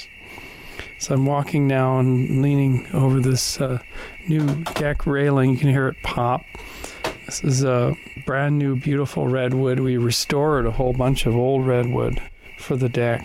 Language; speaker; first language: English; native; English